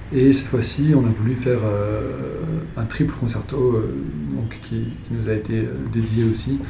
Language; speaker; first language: French; native; French